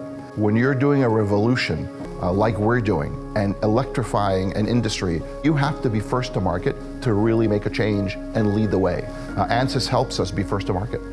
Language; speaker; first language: English; native; English